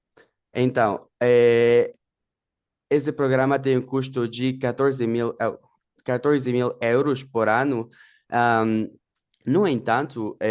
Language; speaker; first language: Portuguese; non-native, fluent; Spanish